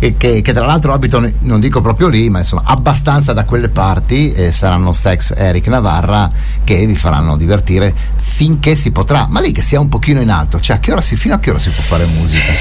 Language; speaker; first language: Italian; native; Italian